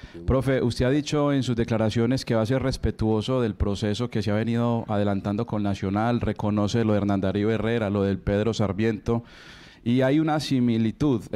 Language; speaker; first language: Spanish; native; Spanish